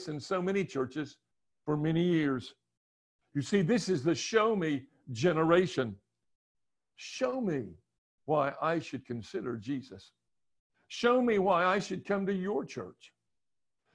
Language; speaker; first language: English; native; English